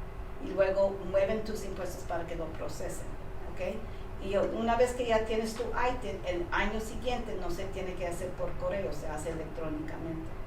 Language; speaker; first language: Spanish; early bilingual, heritage; Spanish